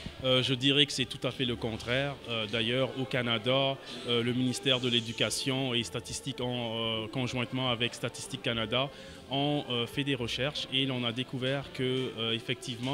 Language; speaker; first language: French; non-native, local second language; Wolof